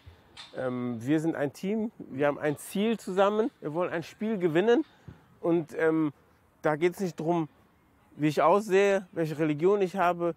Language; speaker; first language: German; native; German